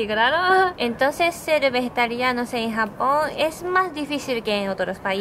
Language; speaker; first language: Spanish; non-native, learner; Japanese